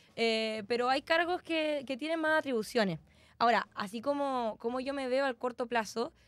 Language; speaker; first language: Spanish; native; Spanish